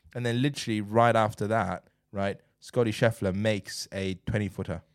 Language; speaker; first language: English; non-native, fluent; Chinese